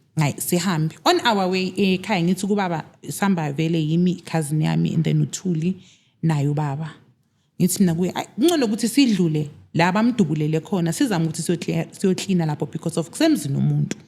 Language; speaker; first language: Zulu; native; Zulu